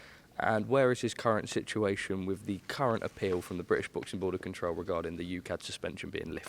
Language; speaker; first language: English; native; English